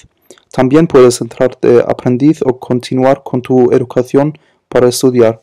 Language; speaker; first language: Spanish; non-native, learner; German